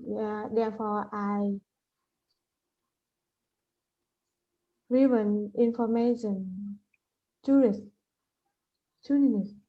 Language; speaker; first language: English; non-native, learner; Vietnamese